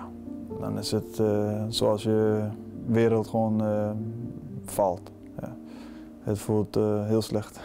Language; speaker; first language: Dutch; non-native, fluent; Danish